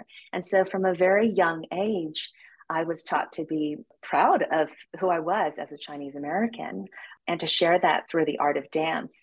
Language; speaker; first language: English; native; English